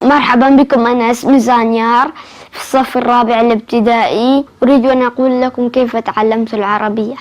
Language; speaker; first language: Arabic; non-native, local second language; Central Kurdish